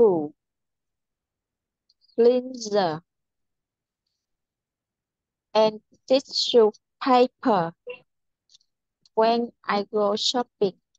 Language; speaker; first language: English; non-native, learner; Vietnamese